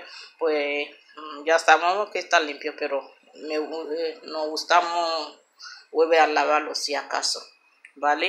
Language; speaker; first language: Spanish; non-native, learner; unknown